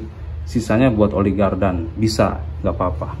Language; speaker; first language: Indonesian; non-native, local second language; Sundanese